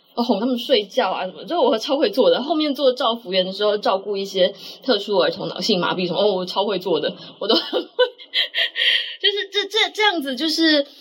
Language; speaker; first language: Chinese; native; Chinese